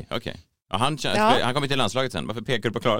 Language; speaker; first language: Swedish; native; Swedish